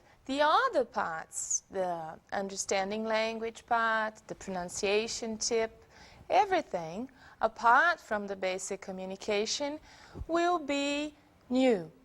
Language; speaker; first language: English; non-native, fluent; Portuguese